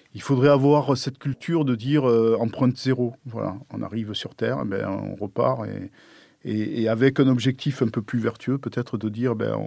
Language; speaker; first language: French; native; French